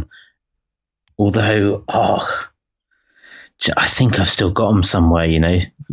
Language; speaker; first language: English; native; English